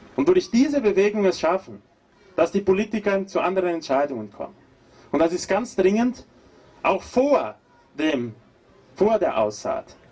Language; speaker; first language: German; non-native, fluent; Portuguese